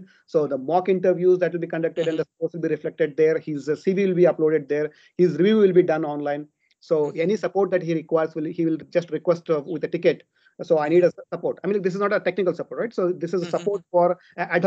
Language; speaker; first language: English; non-native, local second language; Kannada